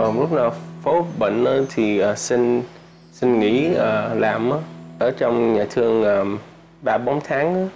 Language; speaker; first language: Vietnamese; early bilingual, heritage; Vietnamese